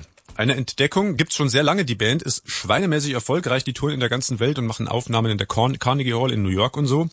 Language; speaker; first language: German; native; German